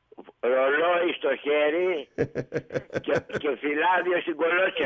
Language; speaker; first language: Greek; native; Greek